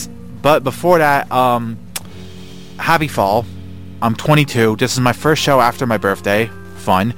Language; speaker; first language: English; native; English